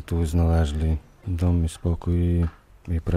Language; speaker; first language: Polish; non-native, learner; Chechen